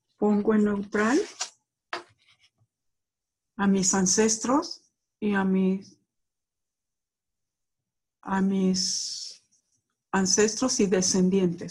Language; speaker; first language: Spanish; native; Spanish